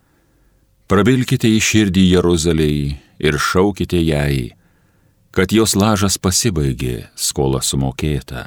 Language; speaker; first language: Lithuanian; native; Lithuanian